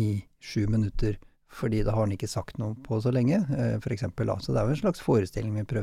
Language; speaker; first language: Norwegian; native; Norwegian